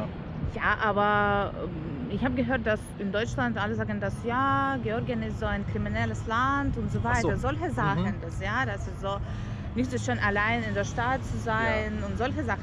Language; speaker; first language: German; non-native, learner; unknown